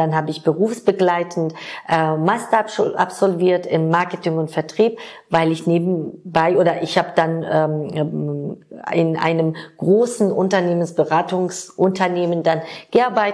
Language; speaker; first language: German; non-native, fluent; Georgian